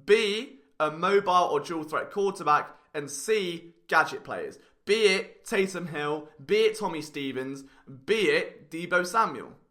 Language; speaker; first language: English; native; English